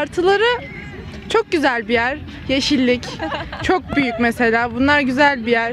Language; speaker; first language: Turkish; native; Turkish